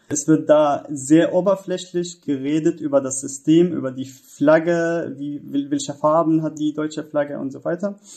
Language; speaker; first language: German; non-native, fluent; Arabic